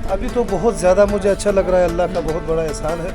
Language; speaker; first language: Hindi; non-native, fluent; Pashto